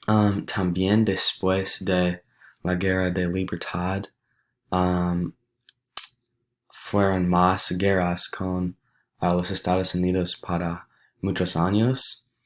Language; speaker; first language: Spanish; non-native, learner; English